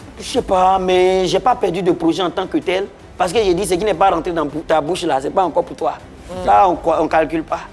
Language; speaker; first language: French; non-native, local second language; Baoulé